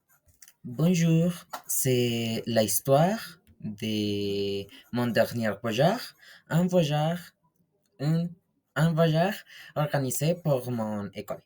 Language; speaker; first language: French; non-native, learner; Spanish